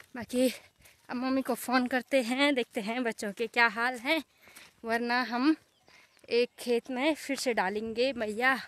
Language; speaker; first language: Hindi; non-native, local second language; Garhwali